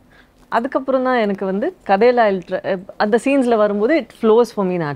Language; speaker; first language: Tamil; non-native, local second language; Badaga